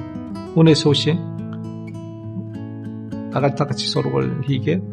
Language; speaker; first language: Mongolian; non-native, learner; English